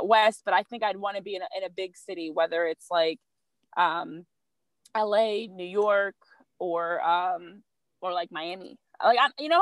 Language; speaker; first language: English; native; English